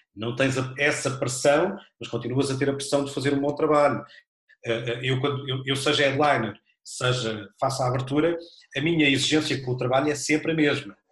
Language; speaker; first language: Portuguese; native; Portuguese